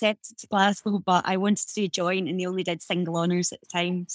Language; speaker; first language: English; native; English